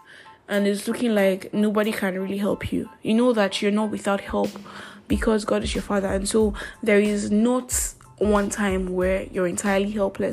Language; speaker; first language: English; non-native, local second language; Igbo